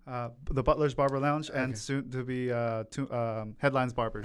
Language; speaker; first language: English; early bilingual, other home language; Korean